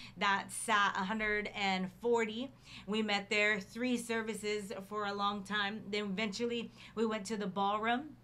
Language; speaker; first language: English; native; English